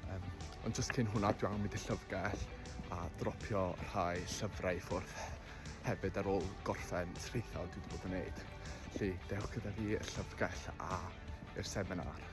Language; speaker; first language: Welsh; native; Welsh